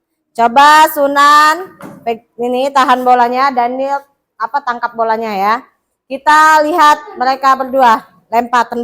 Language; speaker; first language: Indonesian; native; Indonesian